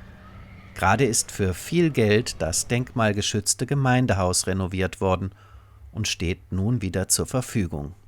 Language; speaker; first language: German; native; German